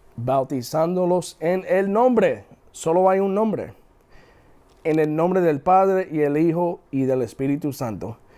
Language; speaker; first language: Spanish; early bilingual, heritage; English